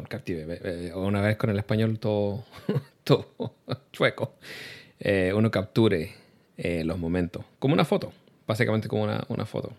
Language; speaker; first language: Spanish; early bilingual, heritage; Spanish